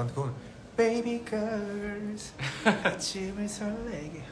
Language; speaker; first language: Korean; native; Korean